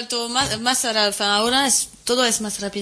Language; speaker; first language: Spanish; non-native, fluent; French